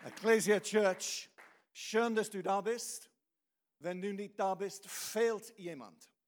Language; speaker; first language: German; non-native, fluent; English